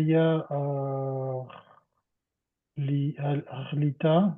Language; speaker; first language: Hebrew; non-native, learner; French